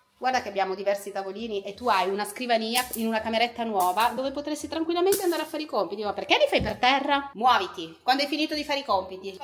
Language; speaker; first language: Italian; native; Italian